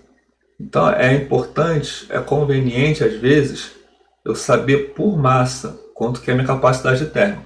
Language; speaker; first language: Portuguese; native; Portuguese